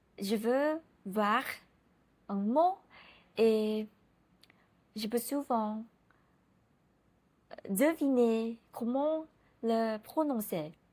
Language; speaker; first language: French; non-native, learner; Vietnamese